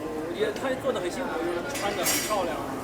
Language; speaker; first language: Chinese; native; Chinese